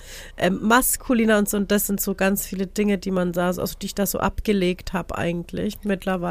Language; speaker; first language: German; native; German